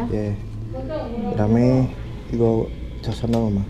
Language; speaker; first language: Korean; non-native, learner; Indonesian